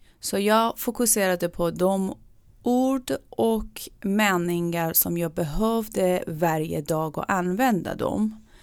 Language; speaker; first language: Swedish; non-native, fluent; Persian